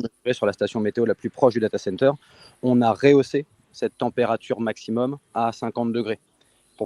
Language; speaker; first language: French; native; French